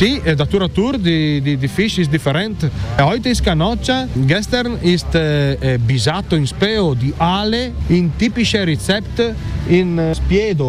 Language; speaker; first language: German; non-native, learner; Italian